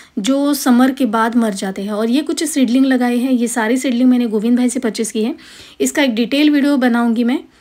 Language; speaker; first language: Hindi; non-native, local second language; Marathi